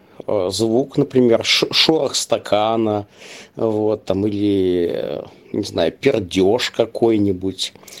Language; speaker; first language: Russian; native; Russian